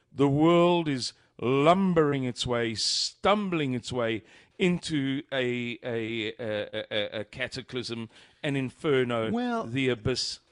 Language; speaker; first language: English; native; English